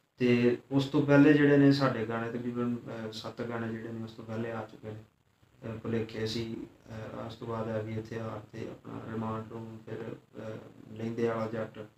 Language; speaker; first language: Punjabi; native; Punjabi